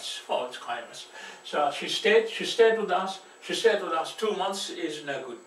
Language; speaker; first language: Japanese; non-native, fluent; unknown